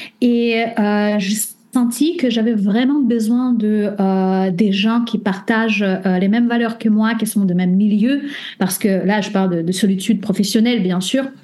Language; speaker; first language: French; non-native, fluent; Russian